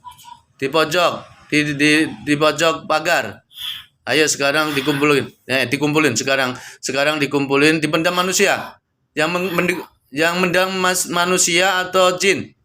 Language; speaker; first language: Indonesian; native; Indonesian